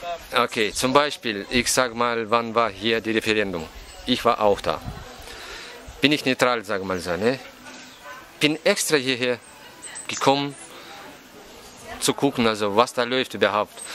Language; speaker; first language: German; non-native, fluent; Russian